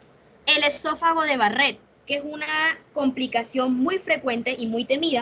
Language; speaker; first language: Spanish; native; Spanish